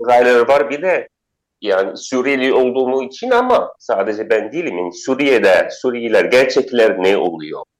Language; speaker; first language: Turkish; non-native, fluent; Arabic